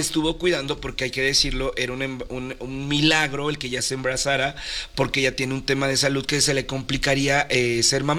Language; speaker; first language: Spanish; native; Spanish